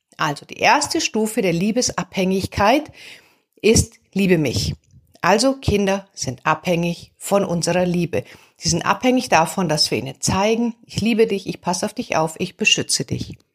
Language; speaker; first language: German; native; German